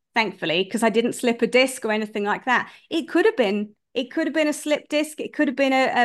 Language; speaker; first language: English; native; English